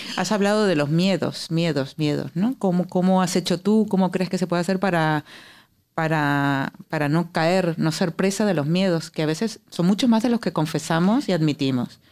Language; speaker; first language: Spanish; native; Spanish